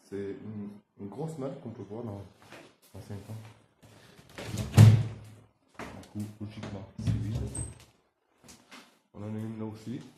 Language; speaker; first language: French; native; French